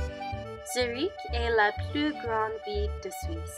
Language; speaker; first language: French; non-native, learner; English